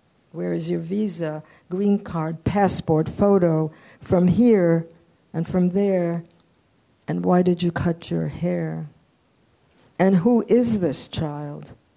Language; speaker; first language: English; early bilingual, other home language; Polish